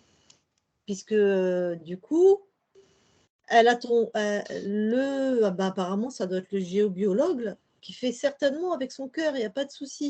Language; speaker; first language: French; native; French